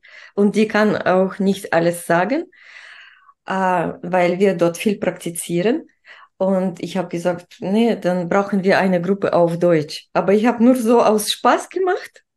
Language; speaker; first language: German; non-native, fluent; Russian